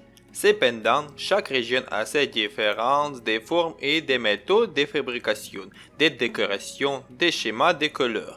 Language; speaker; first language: French; non-native, learner; Ukrainian